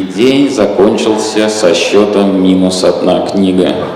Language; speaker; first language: Russian; native; Russian